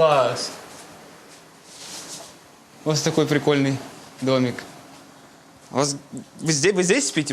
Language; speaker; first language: Russian; native; Russian